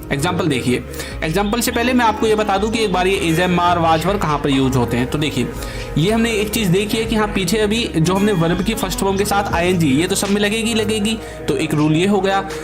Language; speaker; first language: Hindi; native; Hindi